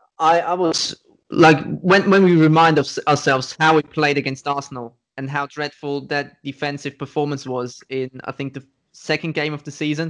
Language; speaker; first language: English; non-native, fluent; German